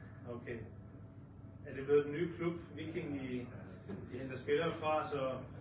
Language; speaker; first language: Danish; native; Danish